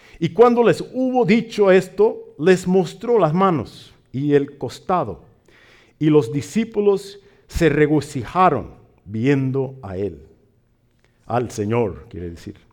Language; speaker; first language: Spanish; non-native, fluent; English